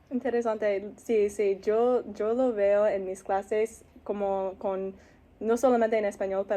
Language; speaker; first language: Spanish; non-native, learner; English